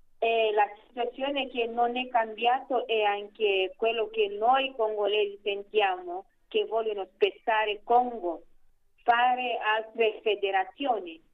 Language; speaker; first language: Italian; non-native, fluent; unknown